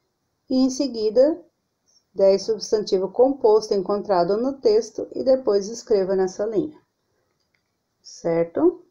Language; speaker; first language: Portuguese; native; Portuguese